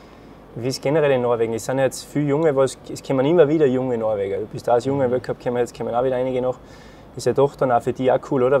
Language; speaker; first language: German; native; German